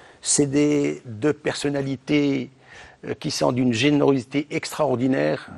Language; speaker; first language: French; non-native, local second language; Arabic